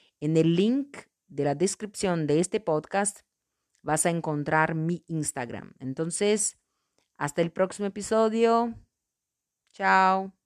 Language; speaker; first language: Spanish; non-native, fluent; Portuguese